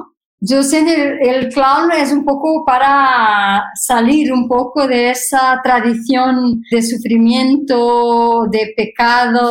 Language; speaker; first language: Spanish; non-native, fluent; Portuguese